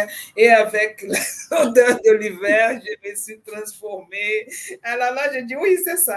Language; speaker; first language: French; non-native, fluent; Portuguese